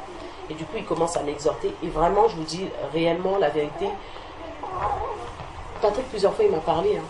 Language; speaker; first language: French; native; French